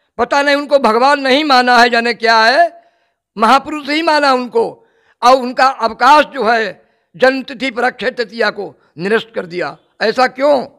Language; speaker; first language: Hindi; native; Hindi